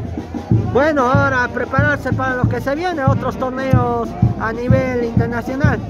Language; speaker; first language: Spanish; native; Spanish